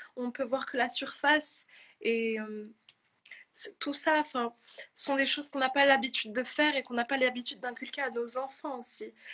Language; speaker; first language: French; non-native, local second language; Arabic